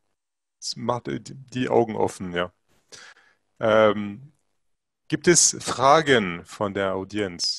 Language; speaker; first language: German; non-native, fluent; English